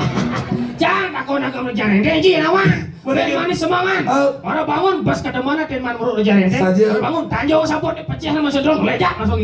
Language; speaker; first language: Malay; non-native, local second language; Balinese